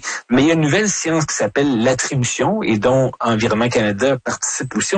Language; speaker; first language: French; native; French